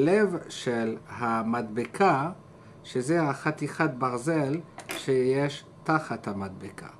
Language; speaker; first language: Hebrew; non-native, fluent; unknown